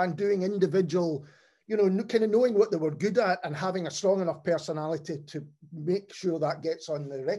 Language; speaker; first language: English; native; English